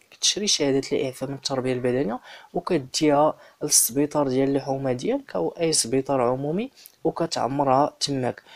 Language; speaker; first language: Arabic; native; Arabic